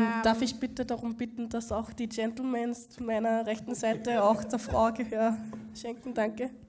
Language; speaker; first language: German; native; German